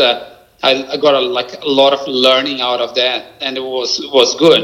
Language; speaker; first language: English; non-native, fluent; Portuguese